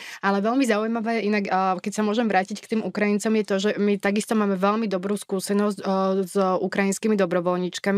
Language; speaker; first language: Slovak; native; Slovak